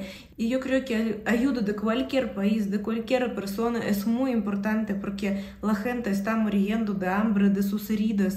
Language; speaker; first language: Spanish; non-native, fluent; Russian